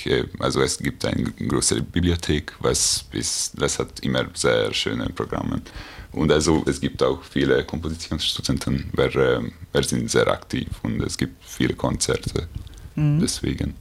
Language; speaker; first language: German; non-native, learner; Hungarian